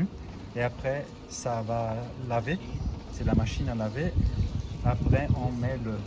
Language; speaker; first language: French; non-native, fluent; German